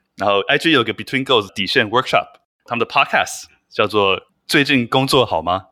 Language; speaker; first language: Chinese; native; Chinese